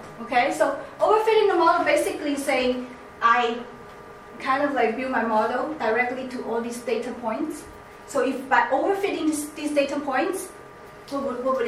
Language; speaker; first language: English; non-native, fluent; Chinese